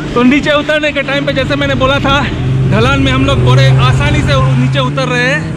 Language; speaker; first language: Hindi; non-native, local second language; Bangla